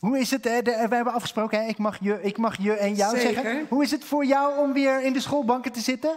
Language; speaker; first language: Dutch; native; Dutch